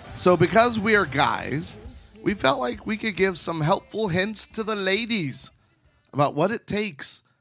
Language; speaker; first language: English; native; English